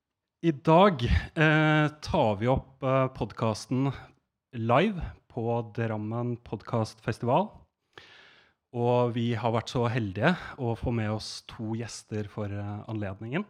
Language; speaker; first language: Norwegian; native; Norwegian